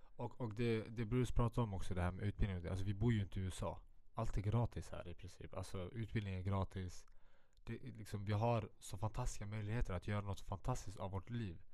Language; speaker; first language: Swedish; early bilingual, other home language; Central Kurdish